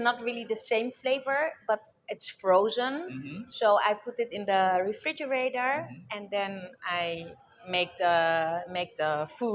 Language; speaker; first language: English; non-native, fluent; Dutch